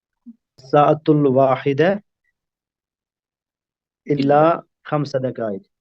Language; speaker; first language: Arabic; non-native, learner; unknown